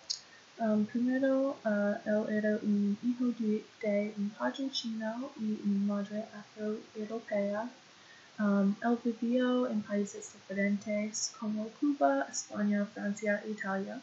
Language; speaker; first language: Spanish; non-native, learner; English